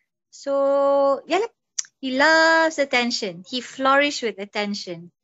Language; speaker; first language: English; non-native, local second language; Malay